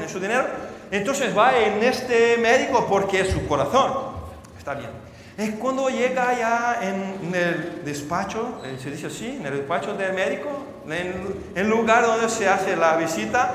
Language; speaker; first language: Spanish; non-native, fluent; Portuguese